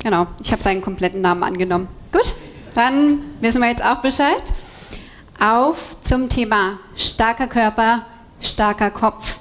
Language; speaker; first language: German; native; German